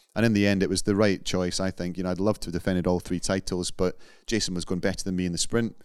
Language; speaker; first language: English; native; English